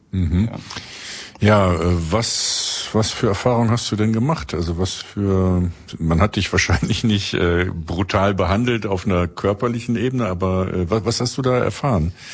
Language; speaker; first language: German; native; German